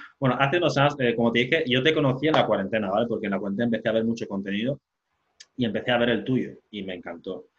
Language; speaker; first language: Spanish; non-native, local second language; Fang